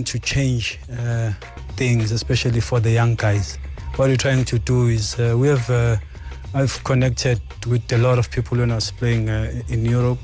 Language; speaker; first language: English; non-native, local second language; Zulu